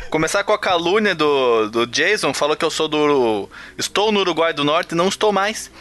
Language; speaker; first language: Portuguese; native; Portuguese